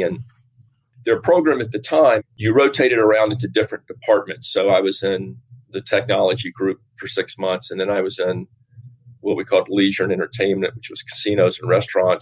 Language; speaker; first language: English; native; English